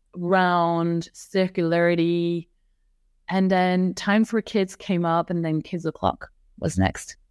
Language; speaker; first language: English; non-native, fluent; French